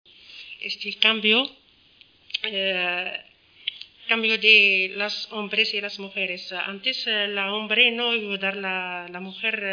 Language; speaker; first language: Spanish; non-native, learner; Arabic